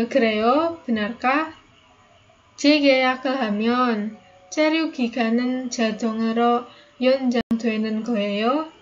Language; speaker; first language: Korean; non-native, fluent; Indonesian